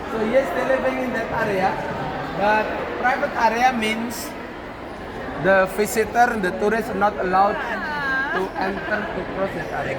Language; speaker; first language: English; non-native, learner; Indonesian